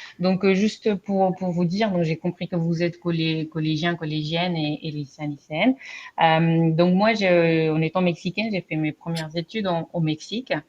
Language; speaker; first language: French; non-native, fluent; Spanish